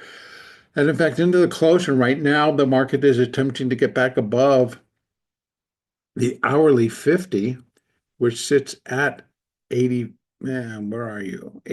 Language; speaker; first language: English; native; English